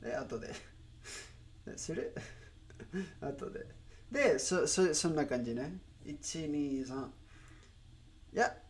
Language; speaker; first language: Japanese; non-native, learner; Spanish